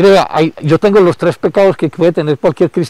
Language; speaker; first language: Spanish; native; Spanish